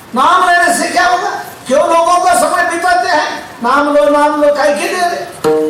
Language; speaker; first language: Hindi; non-native, local second language; Marathi